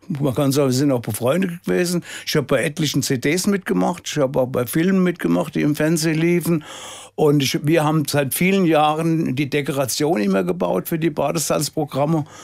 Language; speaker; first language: German; native; German